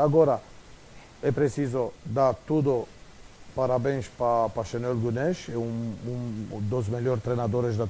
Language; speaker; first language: Portuguese; non-native, fluent; Romanian